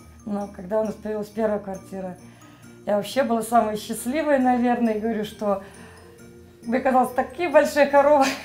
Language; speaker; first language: Russian; native; Russian